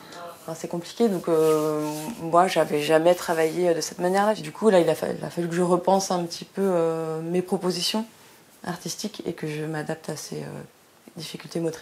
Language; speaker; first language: French; native; French